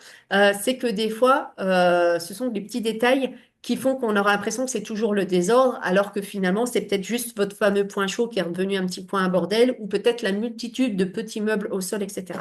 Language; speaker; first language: French; native; French